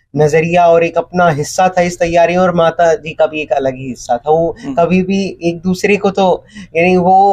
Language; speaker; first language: Hindi; native; Hindi